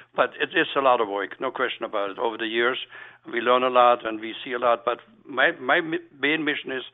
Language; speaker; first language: English; non-native, fluent; German